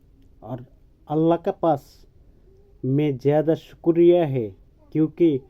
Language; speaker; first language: Hindi; non-native, learner; Bangla